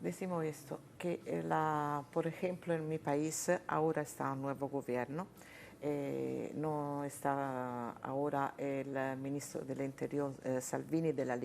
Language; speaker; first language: Spanish; non-native, fluent; Italian